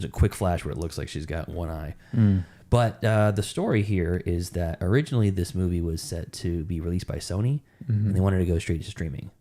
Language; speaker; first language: English; native; English